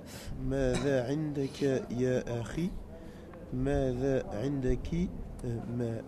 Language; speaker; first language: Arabic; non-native, learner; French